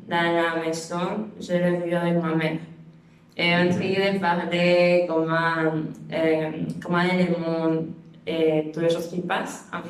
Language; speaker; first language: French; non-native, learner; Spanish